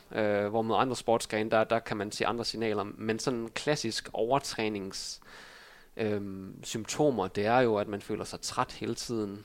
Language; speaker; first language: Danish; early bilingual, other home language; Vietnamese